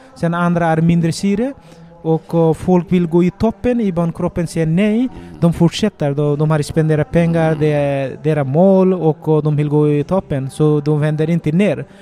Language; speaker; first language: Swedish; non-native, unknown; Nepali